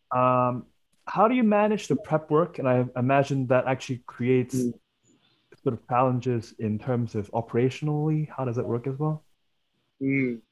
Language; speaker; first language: English; non-native, local second language; Cantonese